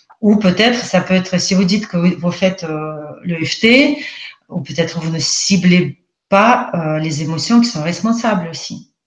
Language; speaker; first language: French; non-native, fluent; Russian